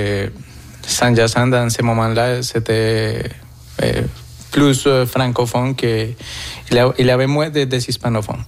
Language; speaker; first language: French; non-native, fluent; Spanish